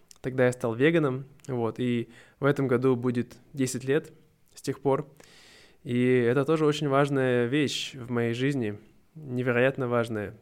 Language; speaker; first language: Russian; native; Russian